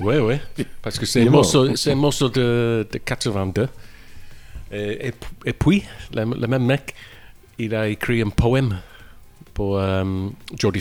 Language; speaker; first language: French; non-native, learner; English